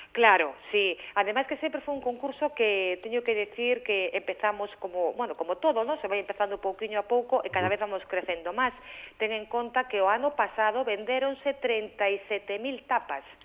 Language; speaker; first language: Galician; native; Galician